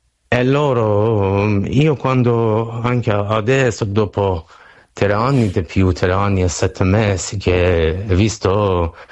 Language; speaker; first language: Italian; non-native, learner; Persian